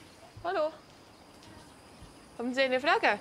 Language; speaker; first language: German; non-native, local second language; French